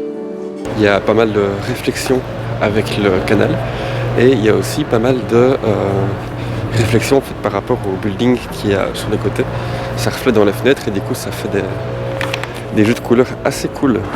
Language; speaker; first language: French; native; French